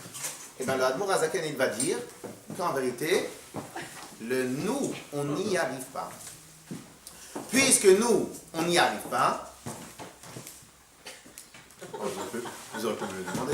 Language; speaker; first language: French; native; French